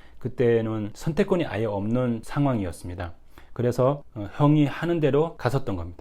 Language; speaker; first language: Korean; native; Korean